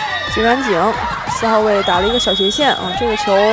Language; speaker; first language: Chinese; native; Chinese